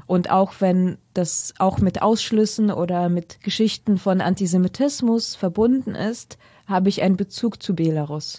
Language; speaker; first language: German; non-native, fluent; Russian